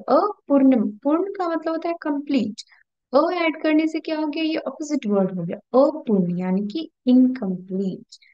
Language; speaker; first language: Hindi; native; Hindi